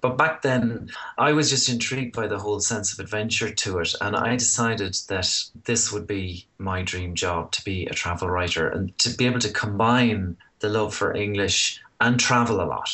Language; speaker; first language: English; native; English